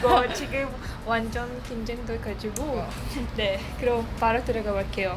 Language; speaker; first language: Korean; non-native, learner; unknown